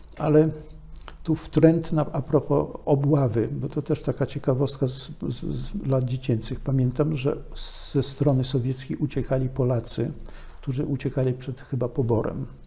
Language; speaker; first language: Polish; native; Polish